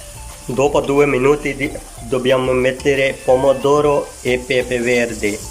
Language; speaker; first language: Italian; non-native, learner; Urdu